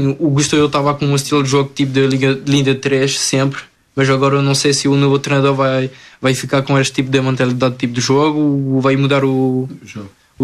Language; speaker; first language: Portuguese; early bilingual, other home language; French